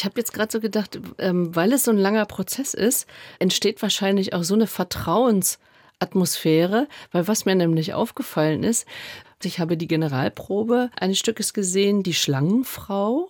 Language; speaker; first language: German; native; German